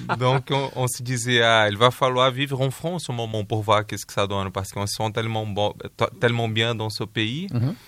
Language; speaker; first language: French; non-native, fluent; Portuguese